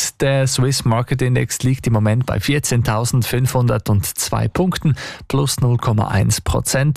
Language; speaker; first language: German; native; German